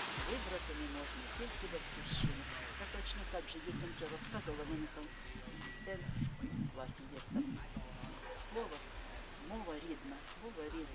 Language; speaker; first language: Russian; native; Russian